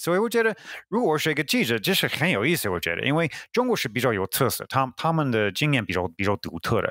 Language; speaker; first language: Chinese; non-native, fluent; English